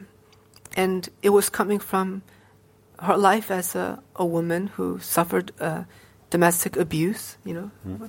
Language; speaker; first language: English; native; English